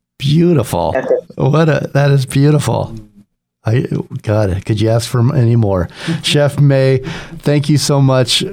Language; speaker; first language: English; native; English